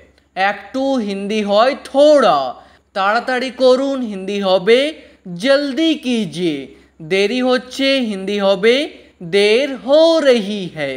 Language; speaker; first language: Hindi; non-native, local second language; Bangla